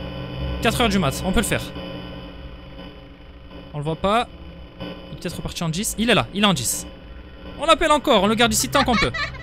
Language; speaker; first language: French; native; French